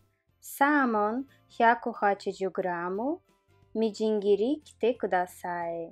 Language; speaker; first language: Japanese; non-native, learner; Russian